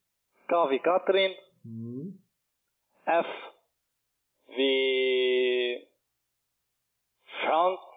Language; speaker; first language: German; non-native, learner; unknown